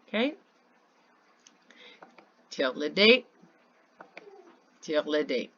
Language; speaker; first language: French; non-native, fluent; English